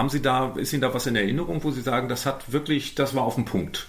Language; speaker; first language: German; native; German